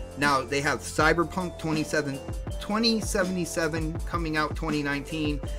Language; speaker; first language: English; native; English